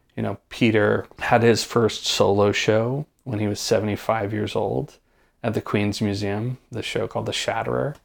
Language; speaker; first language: English; native; English